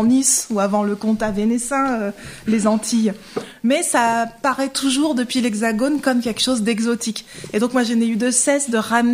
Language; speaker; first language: French; native; French